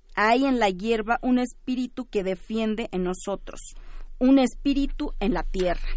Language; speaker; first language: Spanish; early bilingual, other home language; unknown